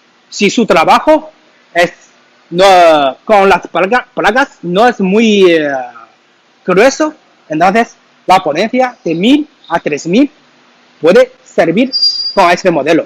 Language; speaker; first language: Spanish; non-native, learner; Chinese